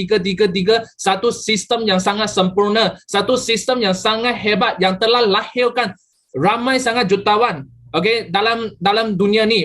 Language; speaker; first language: Malay; native; Malay